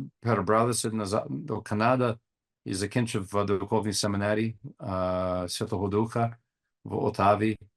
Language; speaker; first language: Ukrainian; non-native, learner; English